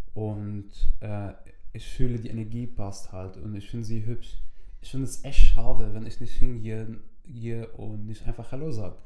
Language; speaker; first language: German; non-native, fluent; Arabic